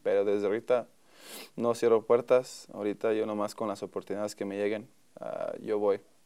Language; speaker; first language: Spanish; early bilingual, heritage; Spanish